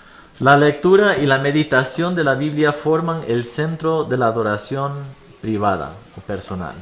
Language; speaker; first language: Spanish; non-native, fluent; English